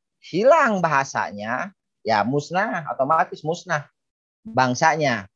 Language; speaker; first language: Indonesian; non-native, local second language; Sundanese